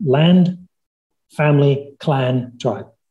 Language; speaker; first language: English; native; English